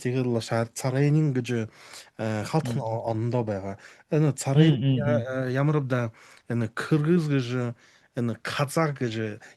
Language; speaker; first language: Mongolian; non-native, learner; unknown